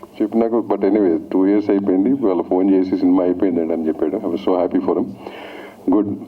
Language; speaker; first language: Telugu; native; Telugu